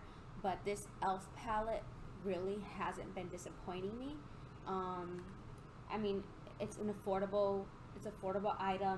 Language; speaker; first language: English; native; English